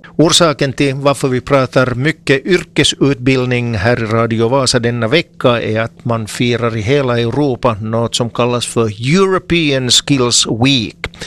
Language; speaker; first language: Swedish; native; Swedish